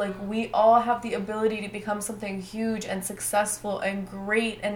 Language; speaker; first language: English; native; English